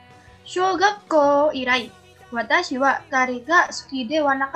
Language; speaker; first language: Japanese; non-native, learner; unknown